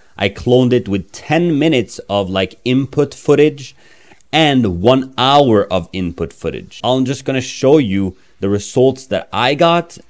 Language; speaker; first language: English; non-native, fluent; Norwegian